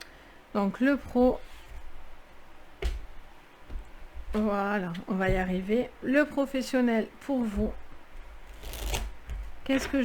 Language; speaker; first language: French; native; French